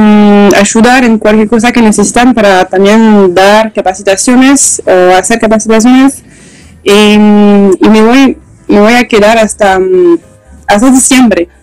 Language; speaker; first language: Spanish; non-native, learner; French